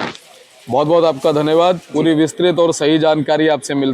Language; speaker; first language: Hindi; native; Hindi